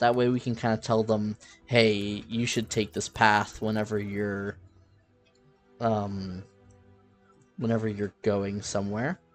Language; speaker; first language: English; native; English